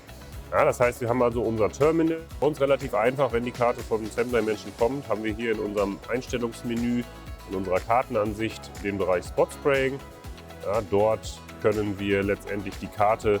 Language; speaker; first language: German; native; German